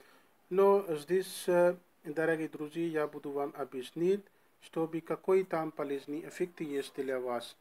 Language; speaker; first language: Russian; non-native, learner; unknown